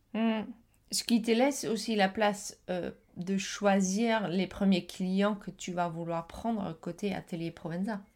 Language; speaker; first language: French; non-native, fluent; Dutch